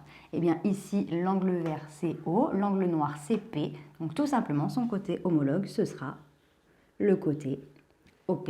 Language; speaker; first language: French; native; French